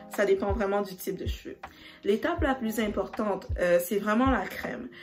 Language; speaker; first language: French; native; French